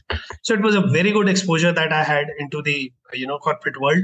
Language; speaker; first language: English; non-native, local second language; Hindi